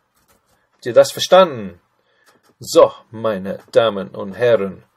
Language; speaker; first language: German; non-native, fluent; English